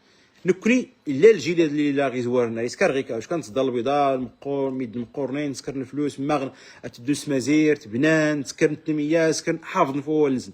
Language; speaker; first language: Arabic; non-native, local second language; Berber languages